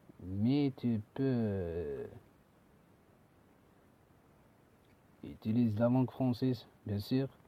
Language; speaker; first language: French; non-native, learner; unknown